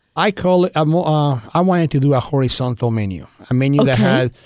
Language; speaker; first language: English; early bilingual, other home language; Spanish